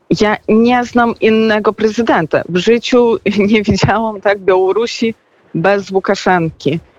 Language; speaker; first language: Polish; non-native, fluent; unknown